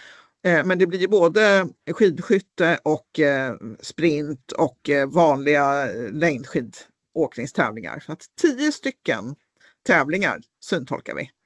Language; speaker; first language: Swedish; native; Swedish